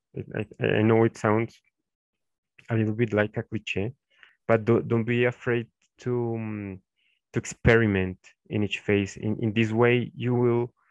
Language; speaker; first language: English; non-native, fluent; Spanish